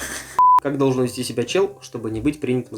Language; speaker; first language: Russian; native; Russian